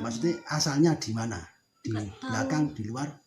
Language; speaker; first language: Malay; non-native, local second language; Javanese